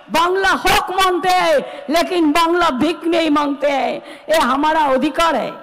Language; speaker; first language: Hindi; non-native, local second language; Bangla